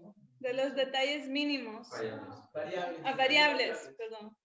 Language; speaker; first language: Spanish; native; Spanish